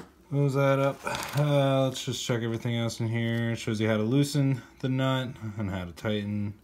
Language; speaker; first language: English; native; English